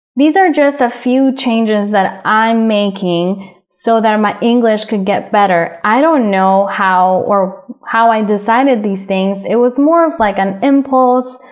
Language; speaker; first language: English; early bilingual, other home language; Spanish